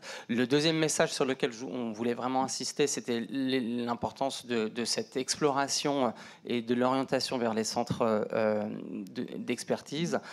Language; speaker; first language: French; native; French